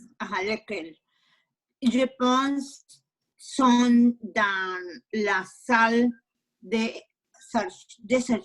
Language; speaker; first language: French; non-native, learner; Spanish